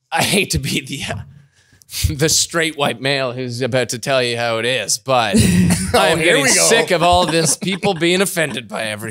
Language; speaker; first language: English; native; English